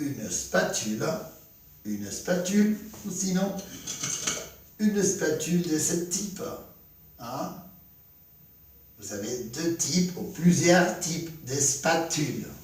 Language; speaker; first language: French; non-native, fluent; Spanish